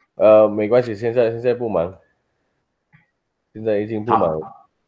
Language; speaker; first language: Chinese; non-native, learner; Indonesian